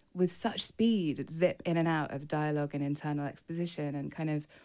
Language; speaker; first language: English; native; English